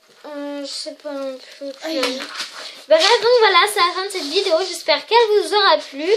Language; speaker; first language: French; native; French